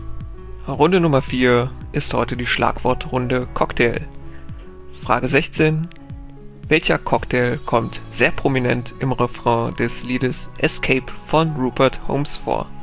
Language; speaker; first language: German; native; German